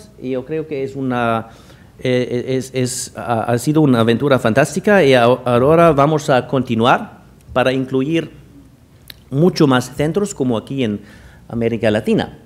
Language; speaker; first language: Spanish; non-native, fluent; German